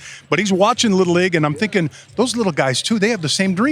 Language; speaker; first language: English; native; English